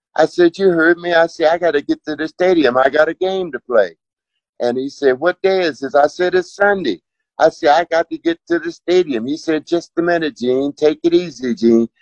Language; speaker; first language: English; native; English